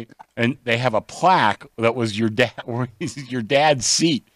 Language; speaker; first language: English; native; English